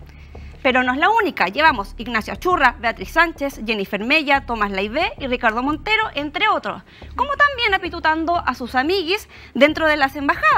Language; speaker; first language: Spanish; native; Spanish